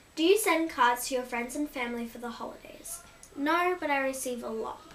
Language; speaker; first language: English; native; English